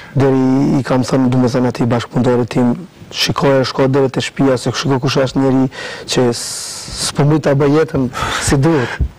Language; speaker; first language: Albanian; early bilingual, heritage; Albanian